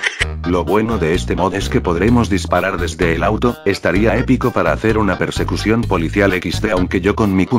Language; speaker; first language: Spanish; native; Spanish